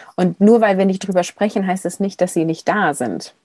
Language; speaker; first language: German; native; German